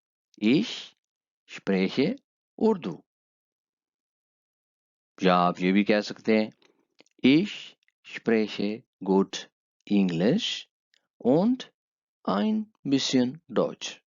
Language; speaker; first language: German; non-native, fluent; Urdu